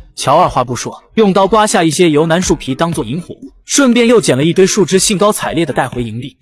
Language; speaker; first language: Chinese; native; Chinese